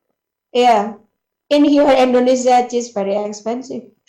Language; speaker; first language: English; non-native, learner; Indonesian